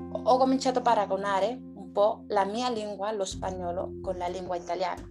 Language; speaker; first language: Italian; non-native, learner; Spanish